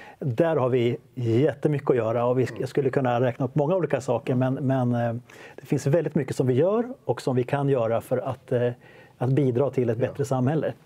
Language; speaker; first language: Swedish; native; Swedish